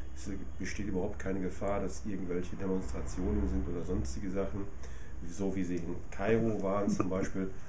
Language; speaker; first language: German; native; German